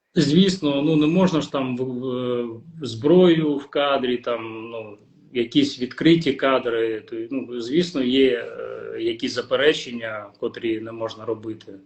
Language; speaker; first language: Ukrainian; non-native, local second language; Russian